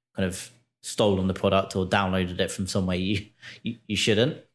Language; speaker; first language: English; native; English